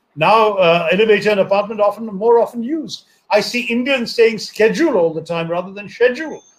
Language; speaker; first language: English; non-native, local second language; Malayalam